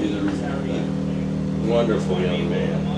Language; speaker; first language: English; native; English